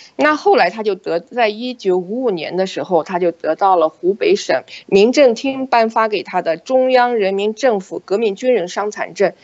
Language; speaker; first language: Chinese; native; Chinese